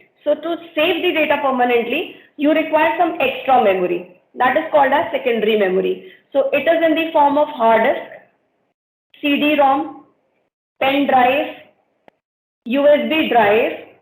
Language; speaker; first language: English; non-native, local second language; Hindi